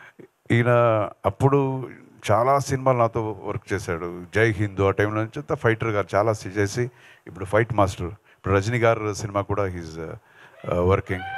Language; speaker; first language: Telugu; non-native, local second language; Kannada